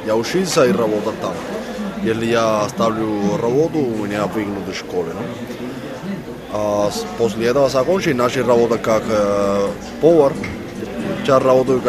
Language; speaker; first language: Russian; early bilingual, heritage; Spanish